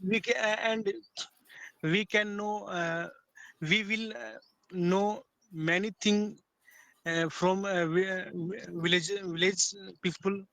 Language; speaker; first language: English; non-native, learner; Hindi